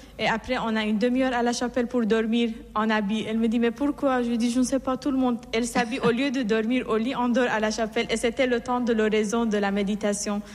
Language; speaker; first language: French; non-native, fluent; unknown